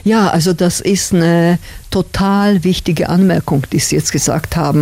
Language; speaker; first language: German; non-native, fluent; Slovak